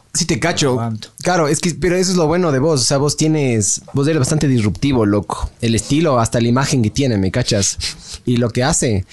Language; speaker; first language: Spanish; native; Spanish